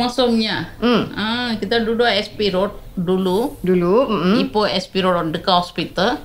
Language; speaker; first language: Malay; non-native, local second language; Tamil